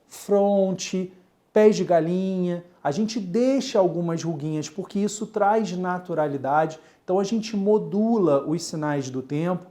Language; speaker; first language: Portuguese; native; Portuguese